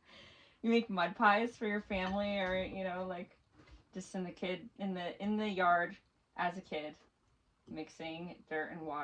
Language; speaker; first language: English; native; English